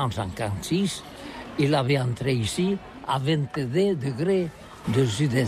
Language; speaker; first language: French; non-native, learner; Catalan